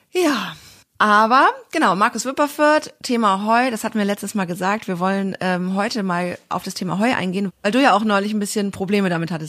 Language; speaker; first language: German; native; German